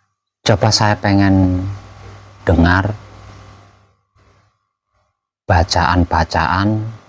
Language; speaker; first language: Indonesian; non-native, local second language; Javanese